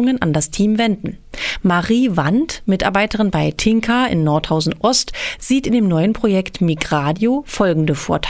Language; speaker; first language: German; native; German